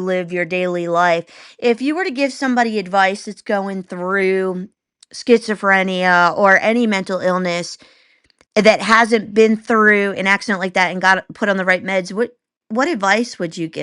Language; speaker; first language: English; native; English